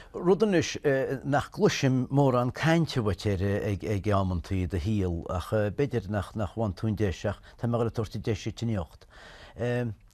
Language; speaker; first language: Irish; native; Irish